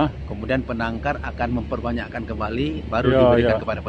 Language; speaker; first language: Indonesian; native; Indonesian